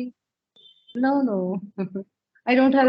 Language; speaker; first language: English; non-native, learner; Punjabi